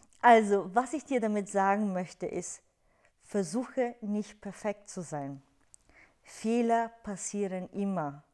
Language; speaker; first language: German; non-native, fluent; Bulgarian